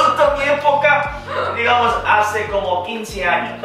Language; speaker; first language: Spanish; non-native, fluent; Korean